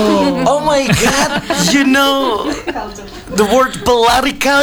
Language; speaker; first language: English; non-native, learner; Indonesian